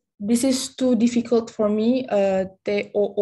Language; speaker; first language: English; non-native, learner; Indonesian